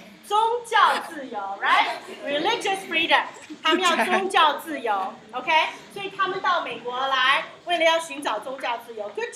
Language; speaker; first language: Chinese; early bilingual, heritage; Chinese